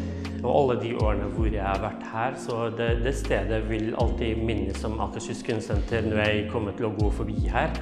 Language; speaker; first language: Norwegian; non-native, fluent; Kurdish